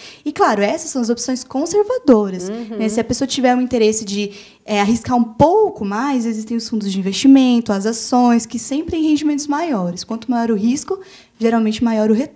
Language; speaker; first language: Portuguese; native; Portuguese